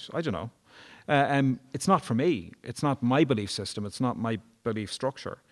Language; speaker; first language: English; native; English